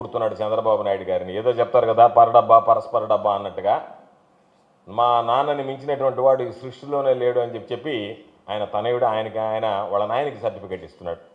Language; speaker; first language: Telugu; native; Telugu